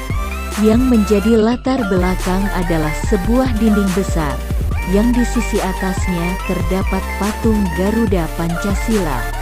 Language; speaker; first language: Indonesian; native; Indonesian